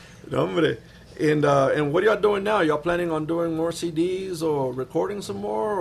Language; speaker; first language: English; early bilingual, other home language; Spanish